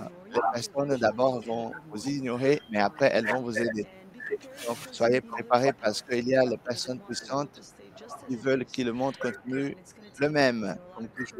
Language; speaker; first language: French; non-native, learner; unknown